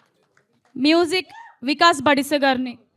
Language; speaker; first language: Telugu; native; Telugu